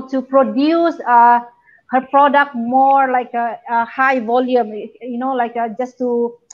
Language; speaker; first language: English; non-native, local second language; Malay